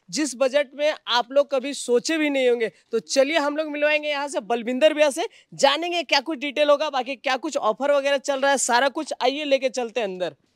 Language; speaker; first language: Hindi; native; Hindi